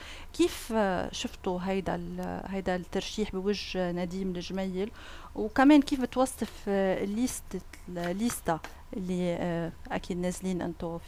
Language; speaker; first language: Arabic; native; Arabic